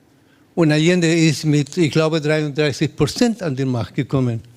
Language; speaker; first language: German; non-native, learner; Spanish